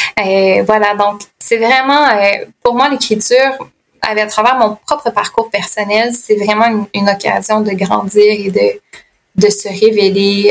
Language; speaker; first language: French; native; French